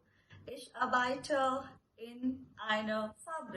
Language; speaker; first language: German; non-native, fluent; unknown